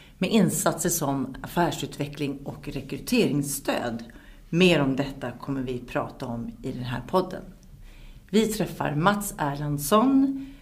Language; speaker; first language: Swedish; native; Swedish